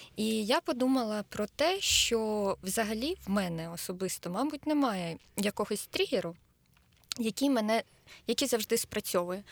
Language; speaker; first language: Ukrainian; native; Ukrainian